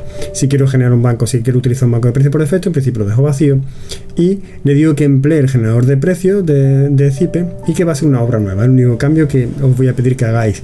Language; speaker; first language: Spanish; native; Spanish